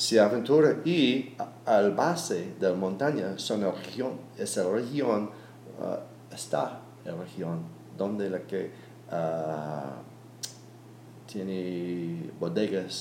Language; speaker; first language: Spanish; non-native, learner; English